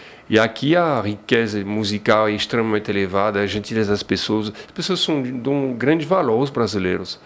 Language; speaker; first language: Portuguese; non-native, fluent; French